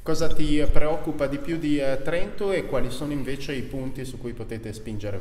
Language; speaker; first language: Italian; native; Italian